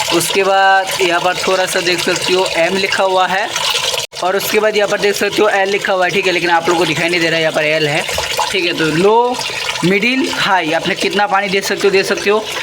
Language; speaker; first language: Hindi; non-native, local second language; Bangla